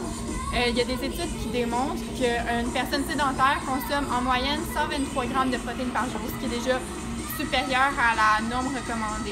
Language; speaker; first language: French; native; French